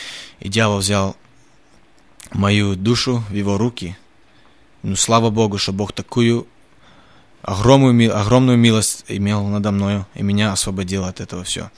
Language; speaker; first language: Russian; early bilingual, heritage; Russian